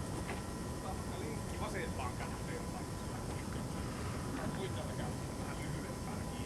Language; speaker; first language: Finnish; native; Finnish